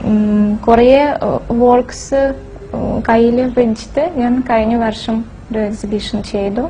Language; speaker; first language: Malayalam; non-native, fluent; Russian